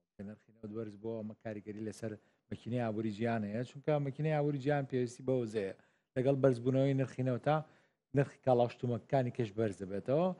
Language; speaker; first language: Central Kurdish; native; Central Kurdish